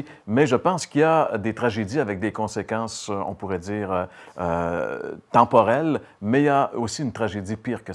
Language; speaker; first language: French; native; French